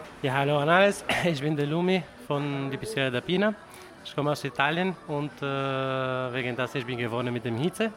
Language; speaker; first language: German; non-native, learner; Italian